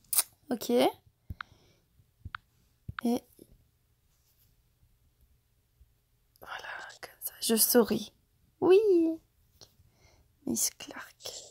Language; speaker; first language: French; non-native, fluent; English